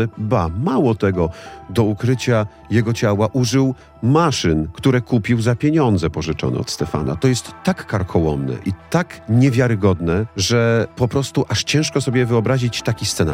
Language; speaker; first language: Polish; native; Polish